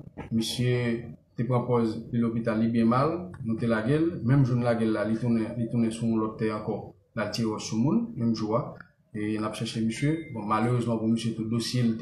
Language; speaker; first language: French; non-native, local second language; Haitian Creole